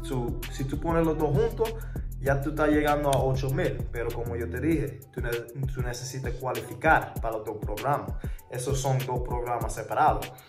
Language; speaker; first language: Spanish; early bilingual, heritage; English